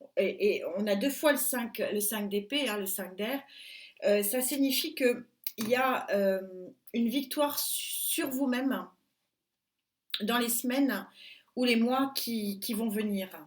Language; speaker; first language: French; native; French